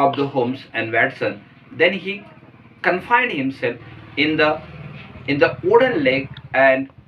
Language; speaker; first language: English; non-native, local second language; Marathi